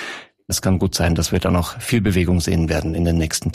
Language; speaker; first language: German; native; German